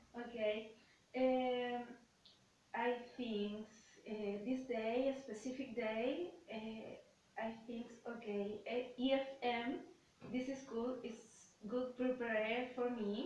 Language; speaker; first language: English; non-native, learner; Spanish